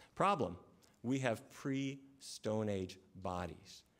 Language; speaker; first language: English; native; English